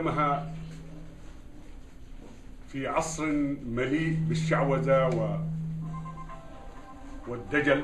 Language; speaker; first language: Arabic; native; Arabic